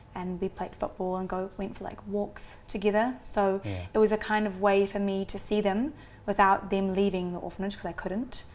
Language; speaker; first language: English; native; English